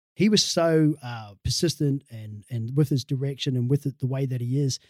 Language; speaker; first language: English; native; English